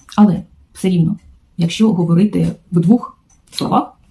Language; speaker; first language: Ukrainian; non-native, local second language; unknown